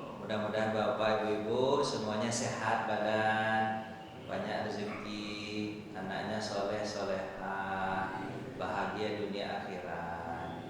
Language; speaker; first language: Indonesian; non-native, local second language; Minangkabau